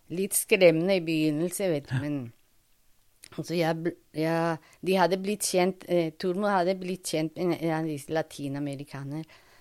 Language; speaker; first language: Norwegian; non-native, fluent; Spanish